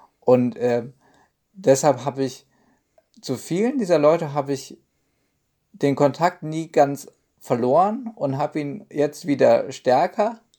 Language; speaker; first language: German; native; German